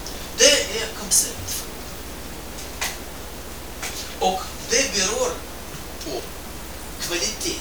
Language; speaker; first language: Swedish; non-native, fluent; Russian